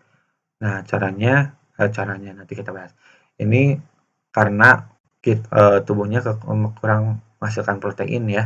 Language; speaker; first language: Indonesian; native; Indonesian